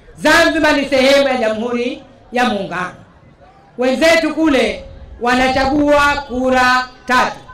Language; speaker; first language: Swahili; native; Swahili